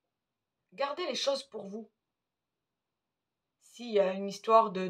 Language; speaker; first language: French; native; French